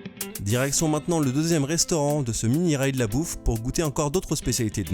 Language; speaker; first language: French; native; French